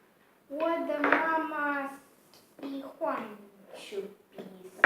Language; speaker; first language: Chinese; non-native, learner; Romanian